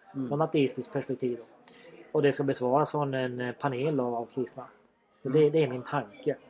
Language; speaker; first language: Swedish; native; Swedish